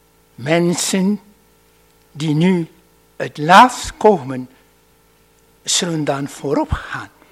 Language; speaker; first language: Dutch; non-native, fluent; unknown